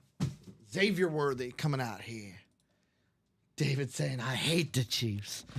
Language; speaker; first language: English; native; English